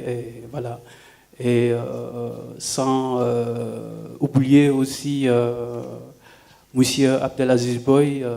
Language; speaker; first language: French; non-native, local second language; Wolof